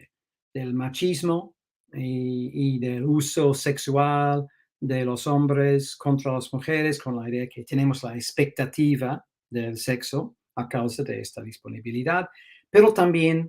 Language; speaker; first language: Spanish; non-native, fluent; English